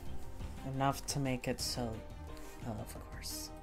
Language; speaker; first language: English; native; English